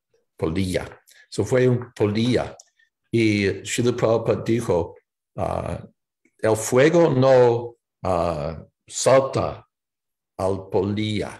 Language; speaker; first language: Spanish; non-native, fluent; English